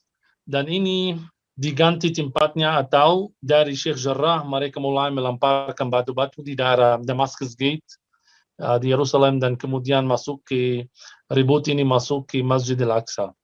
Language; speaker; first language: Indonesian; non-native, fluent; Arabic